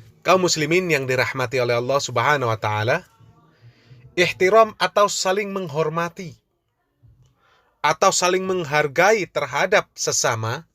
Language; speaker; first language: Indonesian; native; Indonesian